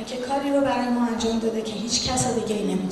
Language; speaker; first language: Persian; native; Persian